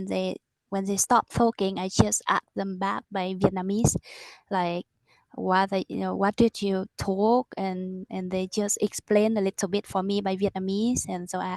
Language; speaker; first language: English; non-native, learner; Vietnamese